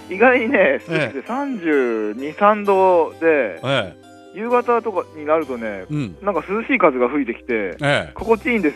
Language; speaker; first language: Japanese; native; Japanese